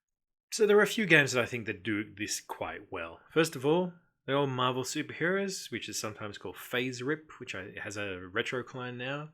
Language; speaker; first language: English; native; English